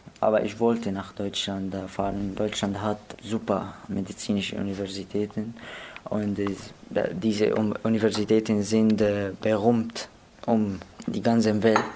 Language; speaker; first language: German; non-native, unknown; Arabic